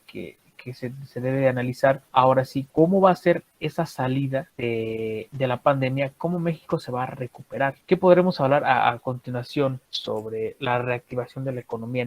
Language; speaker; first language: Spanish; native; Spanish